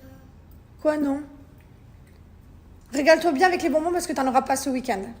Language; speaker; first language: French; native; French